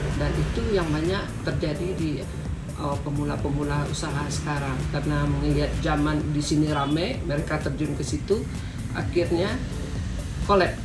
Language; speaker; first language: Indonesian; non-native, local second language; Minangkabau